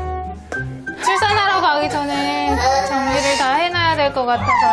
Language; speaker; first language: Korean; native; Korean